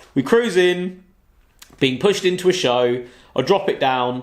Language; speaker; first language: English; native; English